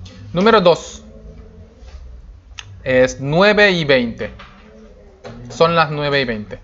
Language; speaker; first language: Spanish; non-native, fluent; Korean